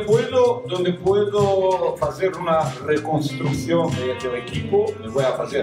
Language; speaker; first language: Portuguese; non-native, learner; Croatian